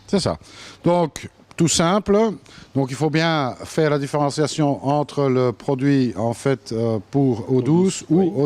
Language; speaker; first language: French; native; French